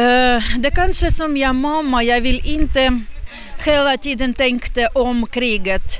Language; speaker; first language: Swedish; non-native, learner; Ukrainian